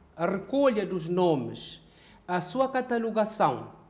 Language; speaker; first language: Portuguese; non-native, local second language; Kabuverdianu